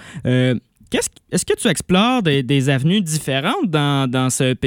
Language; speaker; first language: French; native; French